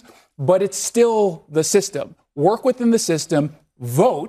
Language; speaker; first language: English; native; English